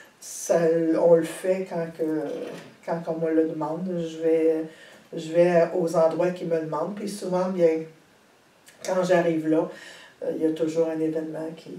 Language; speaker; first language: French; native; French